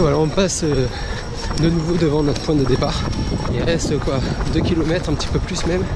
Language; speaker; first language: French; native; French